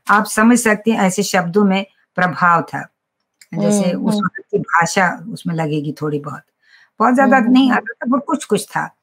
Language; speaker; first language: Hindi; non-native, local second language; Kashmiri